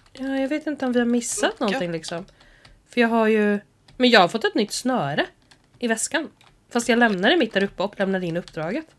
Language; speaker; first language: Swedish; native; Swedish